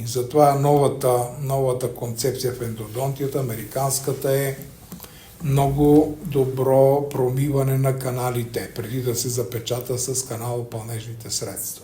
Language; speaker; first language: Bulgarian; native; Bulgarian